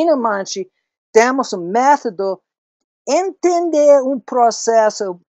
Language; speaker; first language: Portuguese; non-native, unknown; English